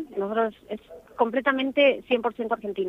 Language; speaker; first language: Spanish; native; Spanish